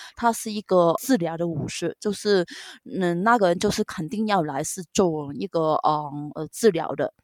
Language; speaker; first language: Chinese; non-native, local second language; Cantonese